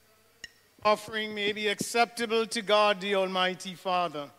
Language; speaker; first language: English; native; English